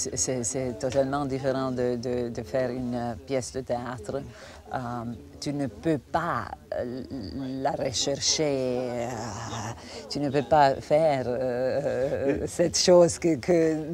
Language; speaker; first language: French; non-native, fluent; Croatian